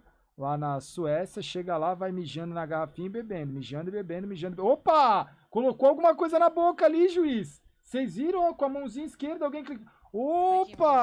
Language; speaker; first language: Portuguese; native; Portuguese